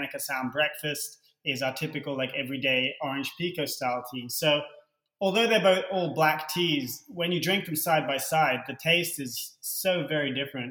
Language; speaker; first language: English; native; English